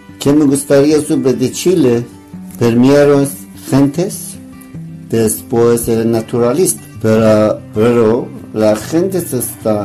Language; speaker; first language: Spanish; non-native, learner; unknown